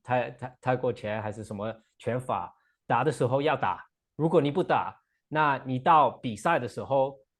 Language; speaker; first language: Chinese; non-native, fluent; English